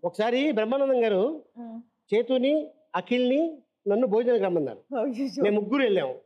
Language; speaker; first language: Telugu; native; Telugu